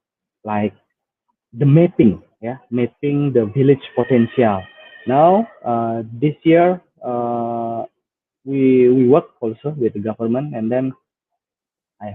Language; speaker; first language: English; non-native, fluent; Indonesian